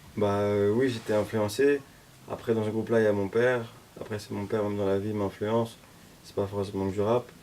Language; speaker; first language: French; native; French